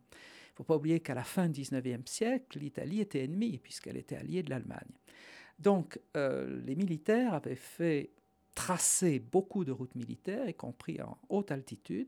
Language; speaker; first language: French; native; French